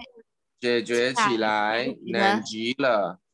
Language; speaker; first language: Chinese; non-native, learner; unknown